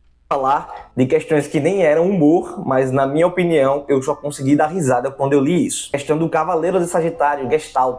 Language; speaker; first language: Portuguese; native; Portuguese